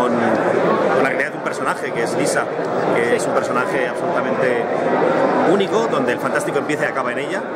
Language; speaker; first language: Spanish; native; Spanish